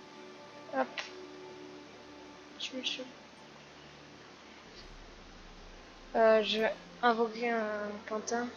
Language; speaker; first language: French; native; French